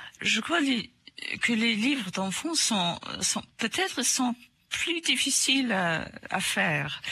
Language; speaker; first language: French; non-native, fluent; English